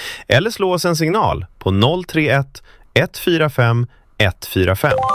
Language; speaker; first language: Swedish; native; Swedish